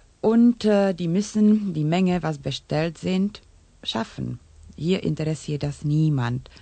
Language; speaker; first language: German; non-native, learner; Czech